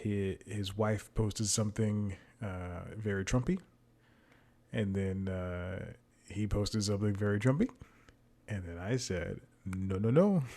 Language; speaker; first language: English; native; English